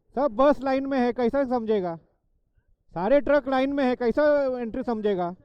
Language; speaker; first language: Hindi; non-native, local second language; Marathi